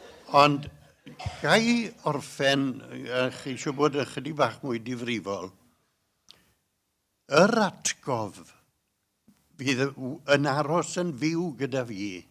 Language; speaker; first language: Welsh; native; Welsh